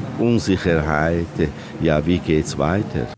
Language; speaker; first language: German; non-native, learner; Persian